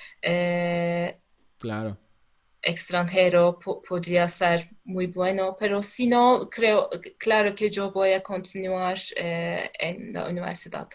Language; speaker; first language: Spanish; non-native, learner; Turkish